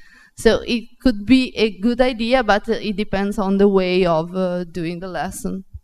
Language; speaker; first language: English; non-native, fluent; Italian